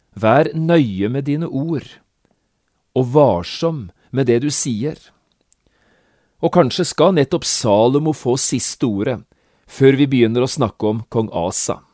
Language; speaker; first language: Norwegian; native; Norwegian